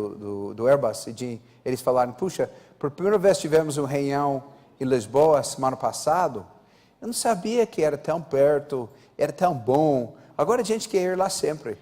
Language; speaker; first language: Portuguese; non-native, fluent; English